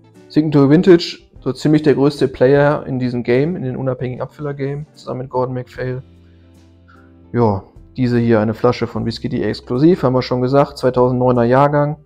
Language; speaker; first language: German; native; German